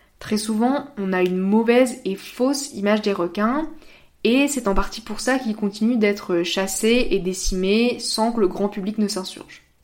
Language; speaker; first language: French; native; French